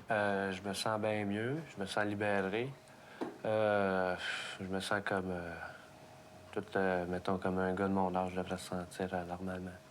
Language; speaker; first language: French; native; French